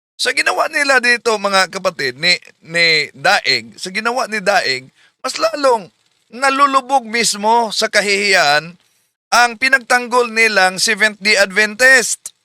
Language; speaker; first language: Filipino; non-native, local second language; Cebuano